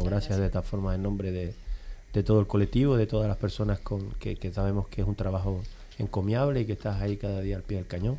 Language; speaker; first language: Spanish; native; Spanish